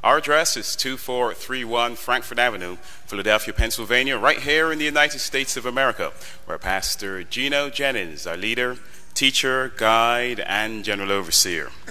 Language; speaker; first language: English; native; English